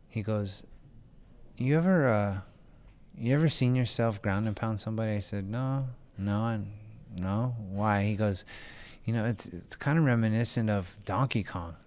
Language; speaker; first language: English; early bilingual, other home language; Filipino